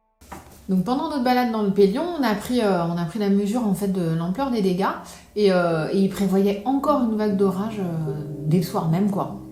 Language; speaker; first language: French; native; French